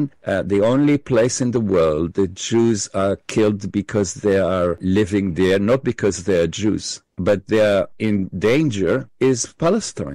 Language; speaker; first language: English; non-native, fluent; Hebrew